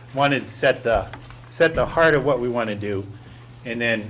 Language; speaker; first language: English; native; English